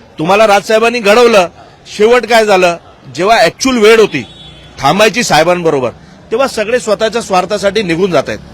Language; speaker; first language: Marathi; non-native, local second language; Gujarati